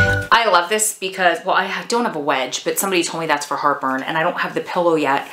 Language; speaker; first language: English; native; English